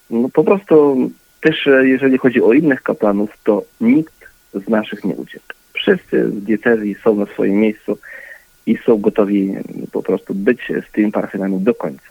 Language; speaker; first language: Polish; early bilingual, heritage; Polish